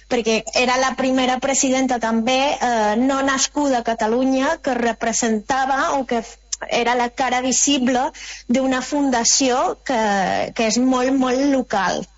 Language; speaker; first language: Catalan; non-native, fluent; Spanish